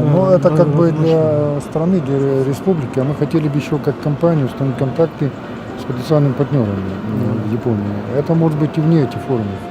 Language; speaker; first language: Russian; native; Russian